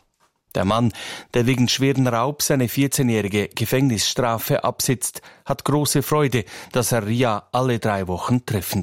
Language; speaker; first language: German; native; German